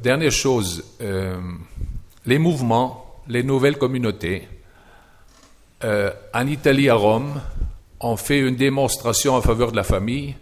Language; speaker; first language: French; non-native, fluent; German